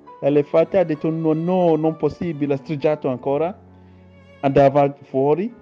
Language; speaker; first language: Italian; non-native, learner; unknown